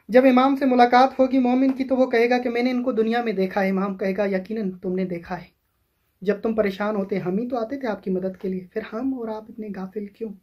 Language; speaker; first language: Urdu; non-native, local second language; Sindhi